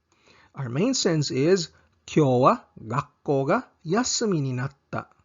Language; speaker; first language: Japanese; non-native, fluent; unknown